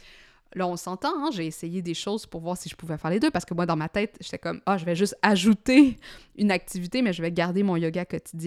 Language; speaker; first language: French; native; French